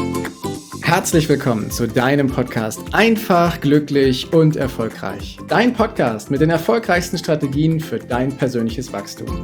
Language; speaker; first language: German; native; German